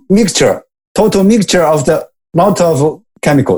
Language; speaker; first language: English; non-native, learner; Japanese